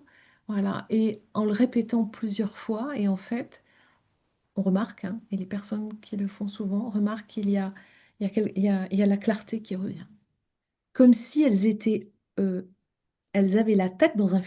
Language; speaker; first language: French; native; French